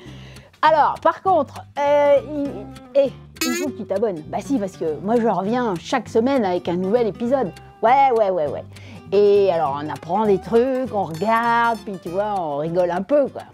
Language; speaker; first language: French; native; French